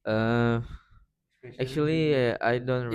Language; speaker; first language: English; non-native, learner; Indonesian